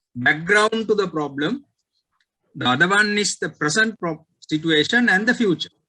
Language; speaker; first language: English; non-native, local second language; Sinhala